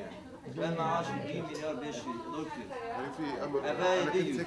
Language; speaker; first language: Turkish; non-native, learner; Arabic